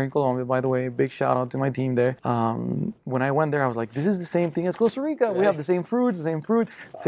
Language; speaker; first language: English; non-native, fluent; Spanish